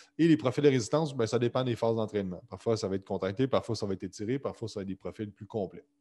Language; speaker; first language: French; native; French